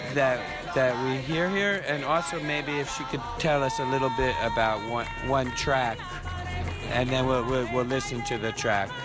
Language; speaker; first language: English; native; English